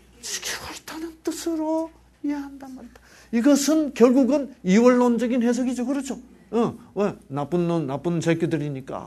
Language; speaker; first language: Korean; native; Korean